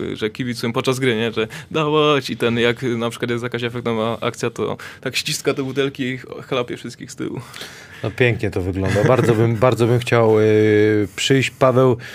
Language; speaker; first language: Polish; native; Polish